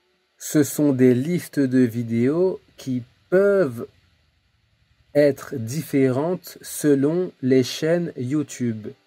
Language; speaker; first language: French; native; French